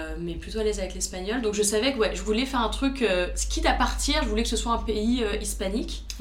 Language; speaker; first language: French; early bilingual, other home language; Romanian